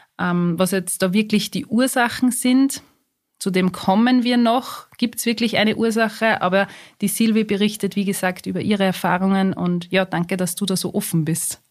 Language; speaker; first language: German; native; German